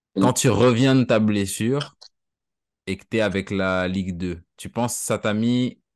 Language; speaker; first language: French; native; French